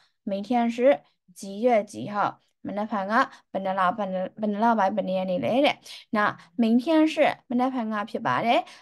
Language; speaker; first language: Chinese; native; Chinese